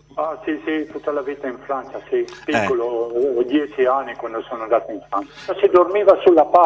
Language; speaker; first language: Italian; non-native, local second language; Slovenian